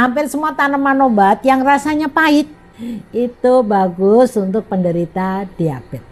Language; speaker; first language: Indonesian; native; Indonesian